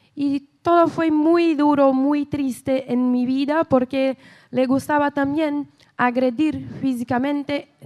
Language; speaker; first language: Spanish; non-native, learner; Portuguese